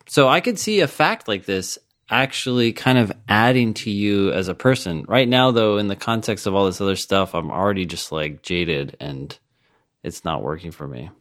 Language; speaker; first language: English; native; English